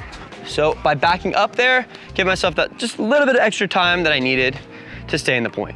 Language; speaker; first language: English; native; English